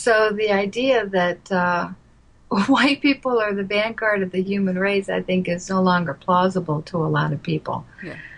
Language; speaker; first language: English; native; English